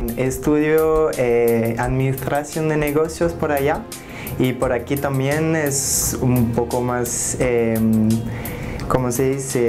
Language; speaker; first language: Spanish; non-native, learner; French